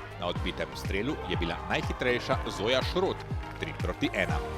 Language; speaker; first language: Slovenian; native; Slovenian